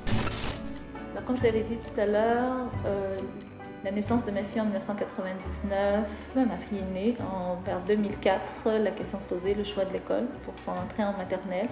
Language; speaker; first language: French; non-native, local second language; Arabic